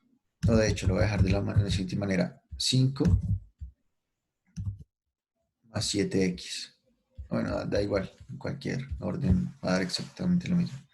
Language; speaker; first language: Spanish; native; Spanish